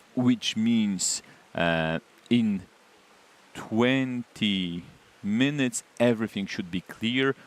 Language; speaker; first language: English; non-native, fluent; Polish